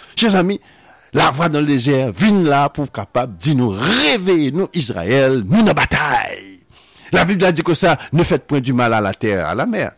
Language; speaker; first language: French; non-native, local second language; Haitian Creole